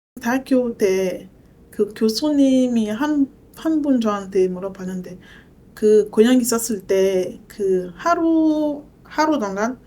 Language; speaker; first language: Korean; non-native, learner; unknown